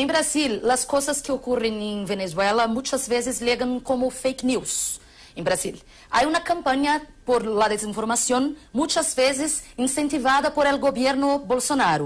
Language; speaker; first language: Spanish; non-native, fluent; Portuguese